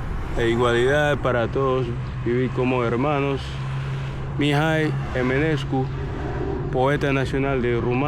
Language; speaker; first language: Spanish; non-native, fluent; English